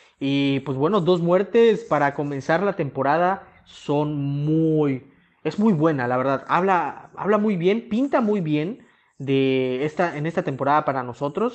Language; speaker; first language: Spanish; native; Spanish